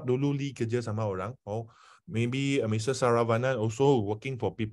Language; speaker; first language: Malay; non-native, local second language; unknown